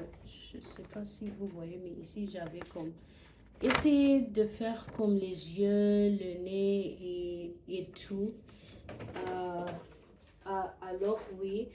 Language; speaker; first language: French; non-native, learner; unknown